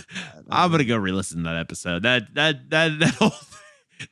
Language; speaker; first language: English; native; English